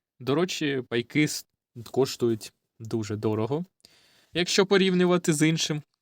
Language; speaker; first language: Ukrainian; non-native, local second language; Russian